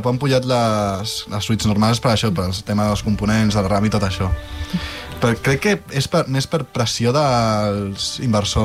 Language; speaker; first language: Catalan; native; Catalan